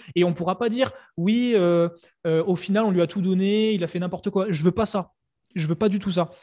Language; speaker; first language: French; native; French